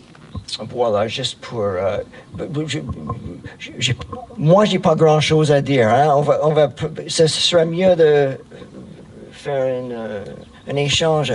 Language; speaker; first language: French; non-native, fluent; English